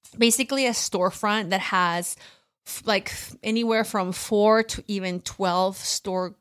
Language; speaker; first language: English; early bilingual, other home language; Spanish